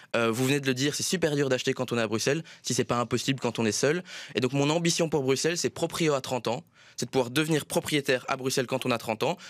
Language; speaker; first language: French; native; French